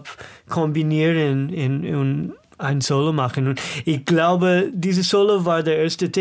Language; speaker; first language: German; non-native, learner; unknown